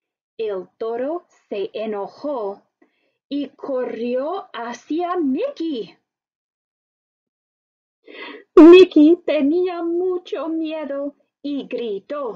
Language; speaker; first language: Spanish; non-native, fluent; English